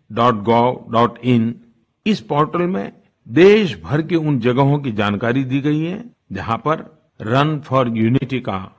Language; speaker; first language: Hindi; non-native, local second language; Gujarati